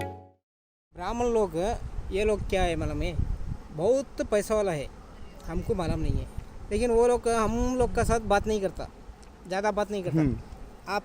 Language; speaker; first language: Hindi; non-native, local second language; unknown